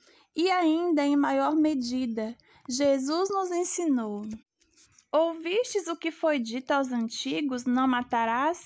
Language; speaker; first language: Portuguese; native; Portuguese